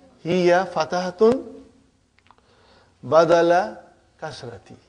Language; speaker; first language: Arabic; non-native, fluent; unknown